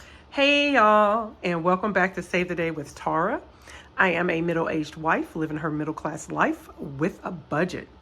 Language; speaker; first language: English; native; English